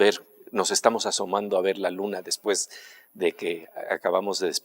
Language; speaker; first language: Spanish; native; Spanish